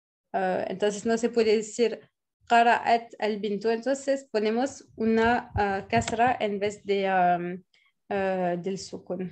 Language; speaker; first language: Spanish; non-native, fluent; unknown